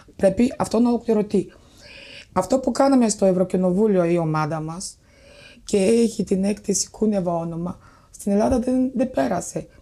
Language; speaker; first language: Greek; non-native, fluent; Bulgarian